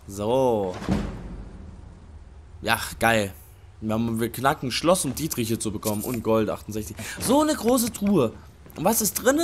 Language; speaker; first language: German; native; German